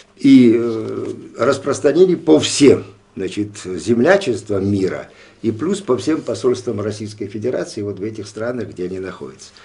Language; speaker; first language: Russian; non-native, local second language; Abkhazian